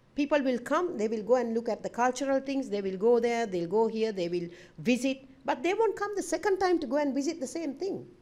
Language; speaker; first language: English; non-native, local second language; Sinhala